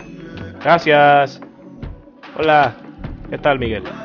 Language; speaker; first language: Spanish; native; Spanish